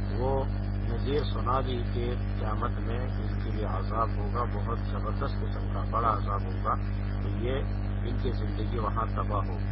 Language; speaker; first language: Urdu; non-native, local second language; Pashto